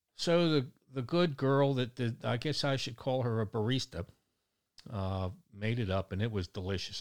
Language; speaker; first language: English; native; English